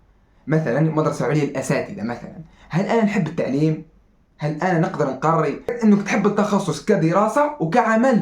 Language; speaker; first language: Arabic; native; Arabic